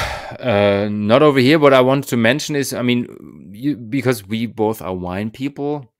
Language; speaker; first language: English; non-native, fluent; German